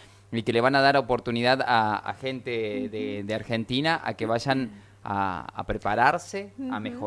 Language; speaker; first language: Spanish; native; Spanish